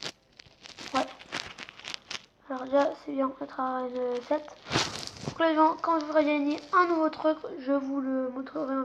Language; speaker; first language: French; native; French